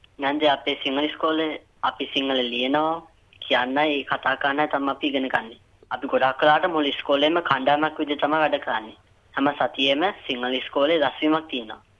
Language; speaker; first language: Sinhala; early bilingual, heritage; Sinhala